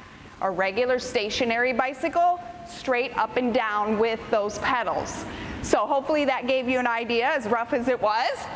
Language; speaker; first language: English; native; English